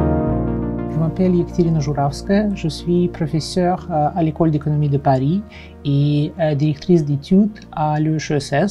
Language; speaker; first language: French; non-native, fluent; Russian